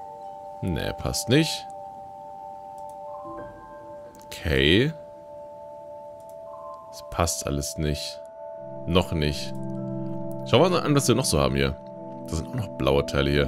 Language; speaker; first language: German; native; German